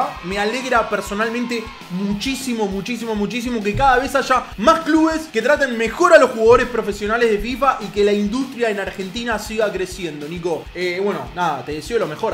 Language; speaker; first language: Spanish; native; Spanish